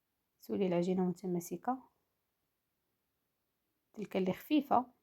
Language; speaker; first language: Arabic; native; Arabic